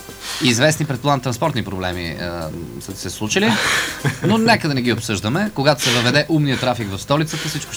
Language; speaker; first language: Bulgarian; native; Bulgarian